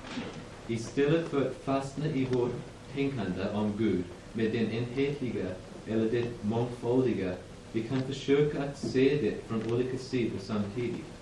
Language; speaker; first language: Swedish; non-native, fluent; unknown